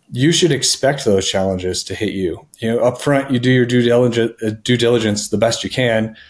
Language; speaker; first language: English; native; English